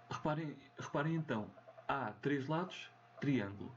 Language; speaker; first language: Portuguese; native; Portuguese